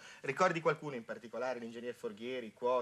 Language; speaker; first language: Italian; native; Italian